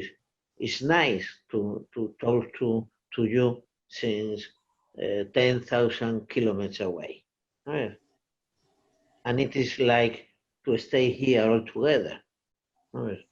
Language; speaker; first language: English; non-native, learner; Portuguese